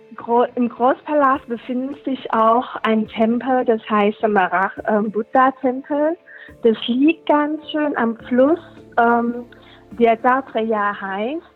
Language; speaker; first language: German; non-native, learner; Thai